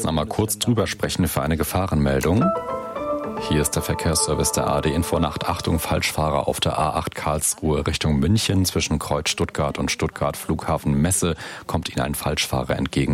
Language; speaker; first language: German; native; German